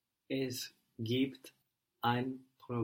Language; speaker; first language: German; non-native, learner; English